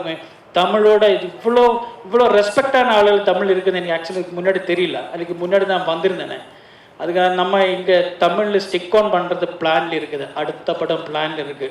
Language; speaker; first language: Tamil; non-native, learner; Malayalam